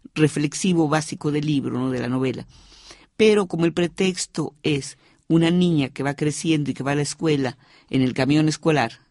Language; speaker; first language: Spanish; native; Spanish